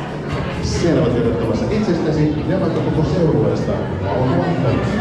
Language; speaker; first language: Finnish; native; Finnish